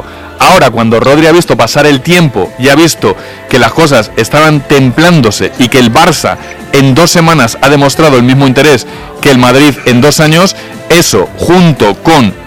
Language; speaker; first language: Spanish; native; Spanish